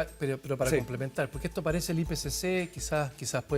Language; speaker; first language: Spanish; native; Spanish